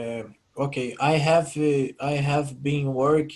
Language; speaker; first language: English; non-native, learner; Portuguese